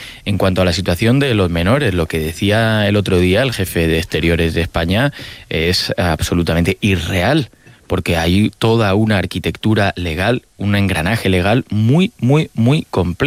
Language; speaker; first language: Spanish; native; Spanish